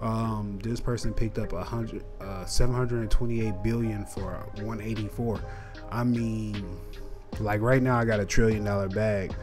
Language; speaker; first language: English; native; English